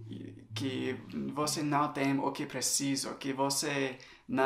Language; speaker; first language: Portuguese; non-native, fluent; English